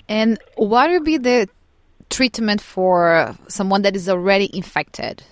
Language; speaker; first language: English; non-native, fluent; Portuguese